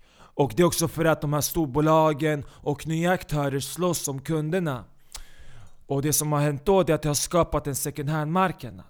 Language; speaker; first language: Swedish; early bilingual, other home language; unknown